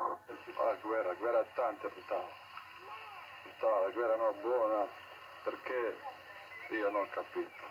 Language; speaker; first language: Italian; non-native, learner; Bosnian